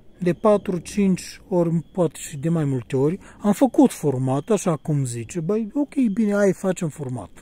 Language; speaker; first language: Romanian; non-native, fluent; Bulgarian